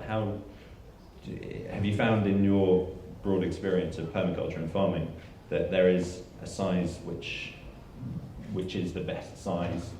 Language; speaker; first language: English; native; English